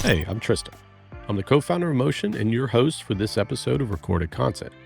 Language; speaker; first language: English; native; English